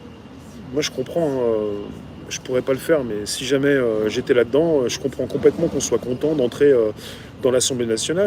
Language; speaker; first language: French; native; French